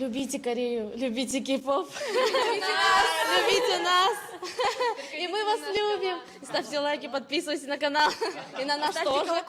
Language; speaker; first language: Russian; native; Russian